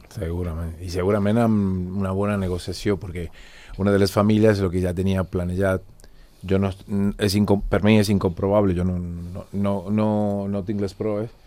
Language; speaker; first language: Catalan; non-native, fluent; Spanish